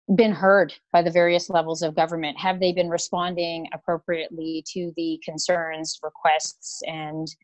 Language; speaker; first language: English; native; English